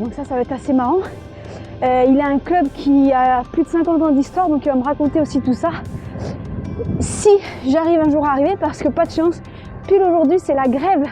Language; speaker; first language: French; native; French